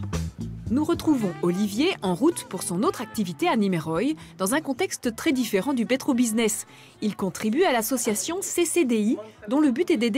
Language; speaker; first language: French; native; French